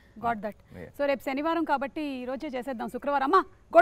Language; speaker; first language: Telugu; native; Telugu